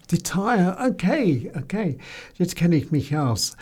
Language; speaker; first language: German; non-native, fluent; English